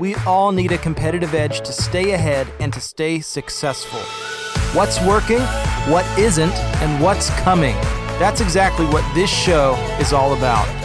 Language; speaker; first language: English; native; English